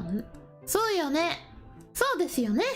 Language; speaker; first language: Japanese; non-native, learner; English